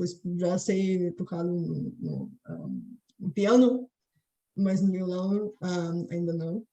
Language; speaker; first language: Portuguese; non-native, fluent; Bulgarian